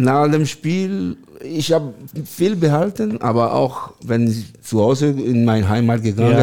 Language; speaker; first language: German; non-native, learner; French